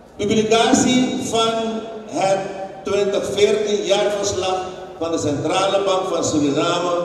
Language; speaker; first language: Dutch; native; Dutch